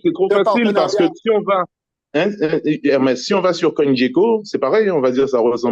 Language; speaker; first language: French; native; French